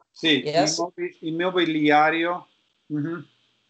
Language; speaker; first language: Spanish; non-native, learner; English